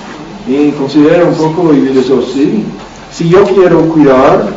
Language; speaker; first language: Spanish; non-native, learner; English